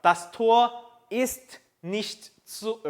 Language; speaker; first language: German; non-native, fluent; Korean